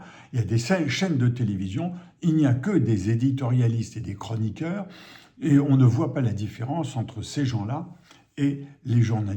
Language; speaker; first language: French; native; French